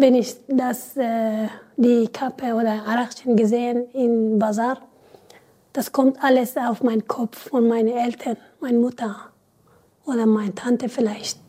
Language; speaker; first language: German; non-native, learner; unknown